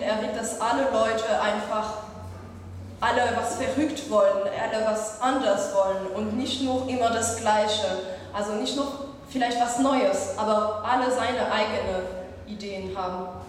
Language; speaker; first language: German; non-native, fluent; French